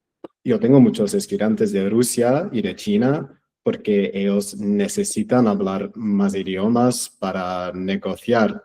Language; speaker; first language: Spanish; non-native, fluent; English